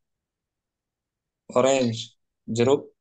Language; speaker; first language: Indonesian; native; Indonesian